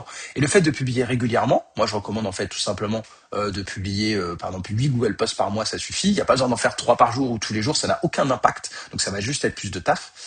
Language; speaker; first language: French; native; French